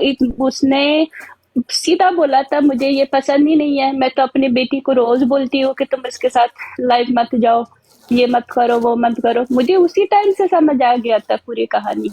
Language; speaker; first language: Hindi; native; Hindi